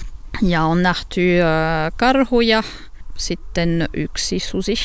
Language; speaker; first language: Finnish; non-native, learner; French